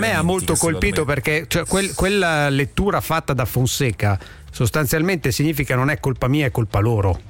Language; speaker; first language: Italian; native; Italian